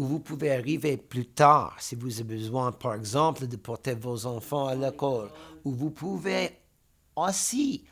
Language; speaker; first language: French; non-native, fluent; English